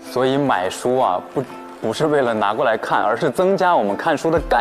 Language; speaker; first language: Chinese; native; Chinese